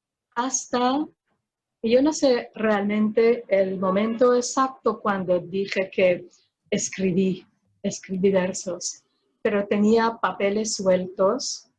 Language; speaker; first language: Spanish; non-native, fluent; Filipino